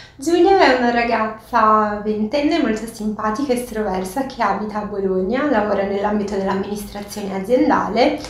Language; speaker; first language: Italian; non-native, fluent; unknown